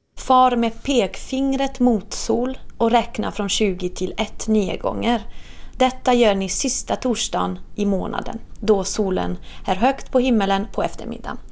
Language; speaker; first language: Swedish; non-native, fluent; Italian